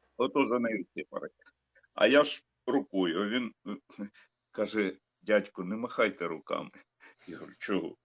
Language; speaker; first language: Ukrainian; non-native, local second language; Russian